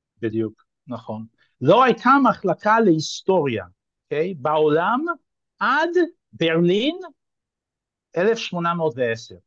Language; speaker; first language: Hebrew; non-native, fluent; English